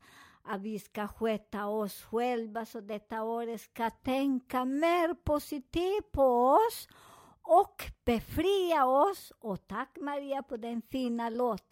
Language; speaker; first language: Swedish; non-native, fluent; Spanish